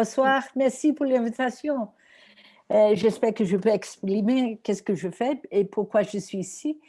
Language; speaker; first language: French; non-native, learner; Greek